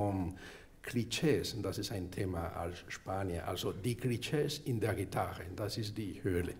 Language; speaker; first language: German; non-native, fluent; Spanish